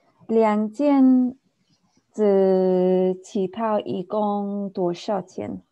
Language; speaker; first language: Chinese; non-native, learner; English